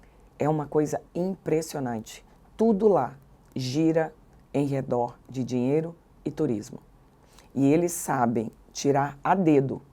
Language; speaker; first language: Portuguese; native; Portuguese